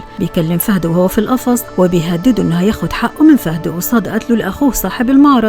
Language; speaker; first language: Arabic; native; Arabic